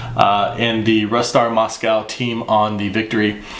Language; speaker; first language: English; native; English